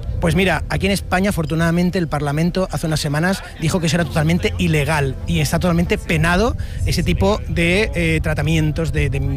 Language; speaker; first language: Spanish; native; Spanish